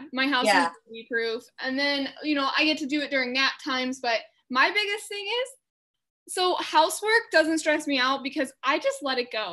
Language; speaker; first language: English; native; English